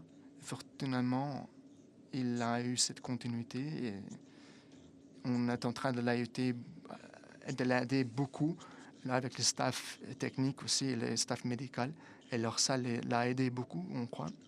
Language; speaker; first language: French; non-native, fluent; Italian